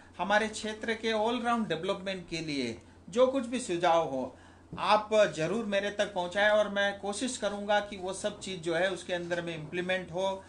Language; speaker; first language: Hindi; non-native, local second language; Nepali